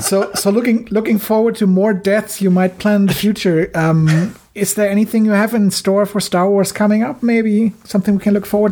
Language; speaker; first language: English; non-native, fluent; German